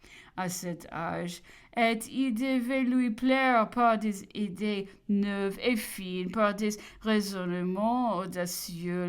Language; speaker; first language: French; non-native, learner; English